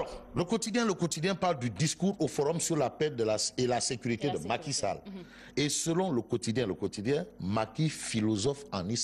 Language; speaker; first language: French; non-native, local second language; Wolof